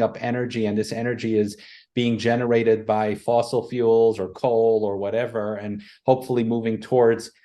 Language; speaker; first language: English; native; English